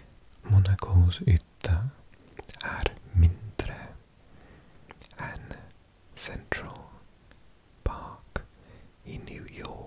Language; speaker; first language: Swedish; non-native, learner; English